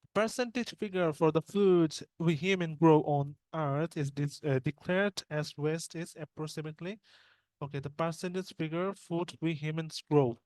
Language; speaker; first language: English; non-native, fluent; Bangla